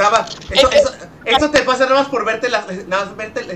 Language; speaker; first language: Spanish; native; Spanish